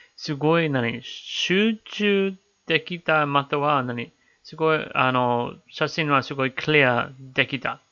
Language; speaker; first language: Japanese; non-native, learner; English